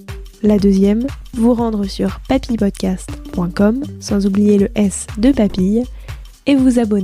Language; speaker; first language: French; native; French